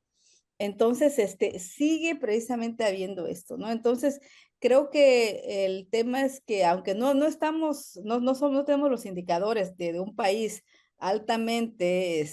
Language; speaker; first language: Spanish; native; Spanish